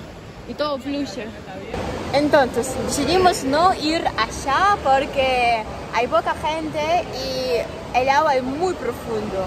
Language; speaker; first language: Spanish; non-native, fluent; Ukrainian